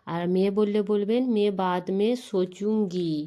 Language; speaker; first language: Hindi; non-native, local second language; Bangla